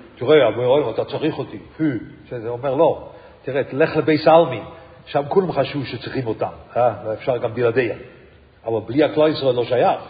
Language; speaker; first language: Hebrew; non-native, fluent; English